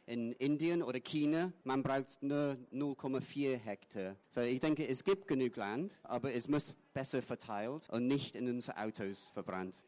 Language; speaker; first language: German; non-native, fluent; English